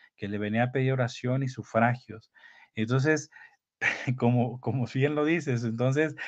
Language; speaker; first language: Spanish; native; Spanish